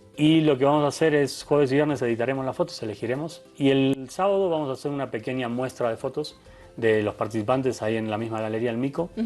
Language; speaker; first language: Spanish; native; Spanish